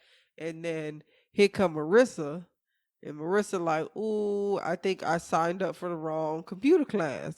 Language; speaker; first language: English; native; English